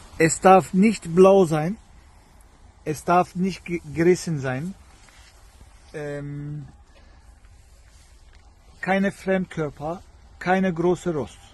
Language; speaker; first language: German; non-native, fluent; Turkish